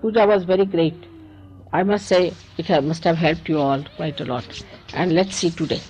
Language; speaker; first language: English; non-native, local second language; Marathi